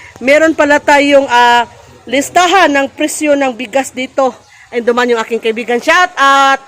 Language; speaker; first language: Filipino; non-native, local second language; Cebuano